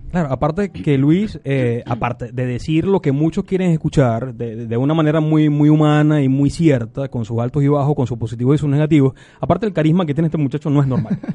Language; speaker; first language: Spanish; native; Spanish